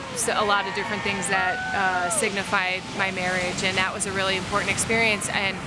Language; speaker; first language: English; native; English